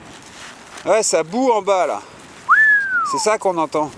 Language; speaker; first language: French; native; French